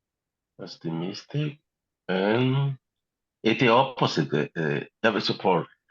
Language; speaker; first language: English; non-native, learner; Spanish